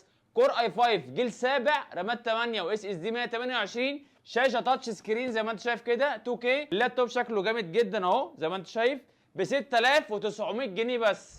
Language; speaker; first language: Arabic; native; Arabic